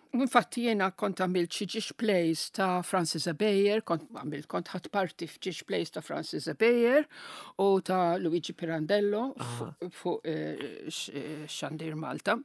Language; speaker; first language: Maltese; non-native, local second language; Italian